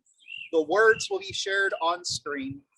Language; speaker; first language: English; native; English